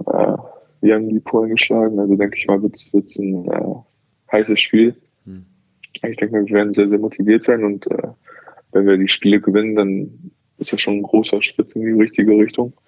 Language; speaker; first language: German; native; German